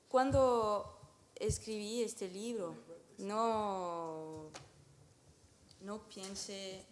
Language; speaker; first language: Spanish; non-native, learner; French